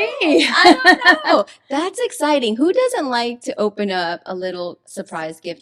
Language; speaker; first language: English; native; English